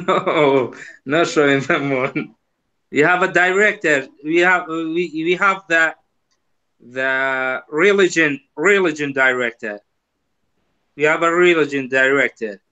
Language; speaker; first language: English; non-native, learner; Kurdish